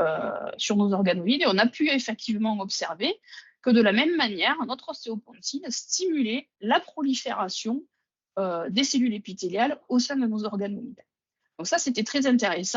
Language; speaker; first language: French; native; French